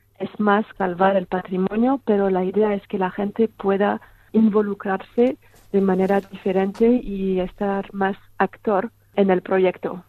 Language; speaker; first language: Spanish; non-native, fluent; French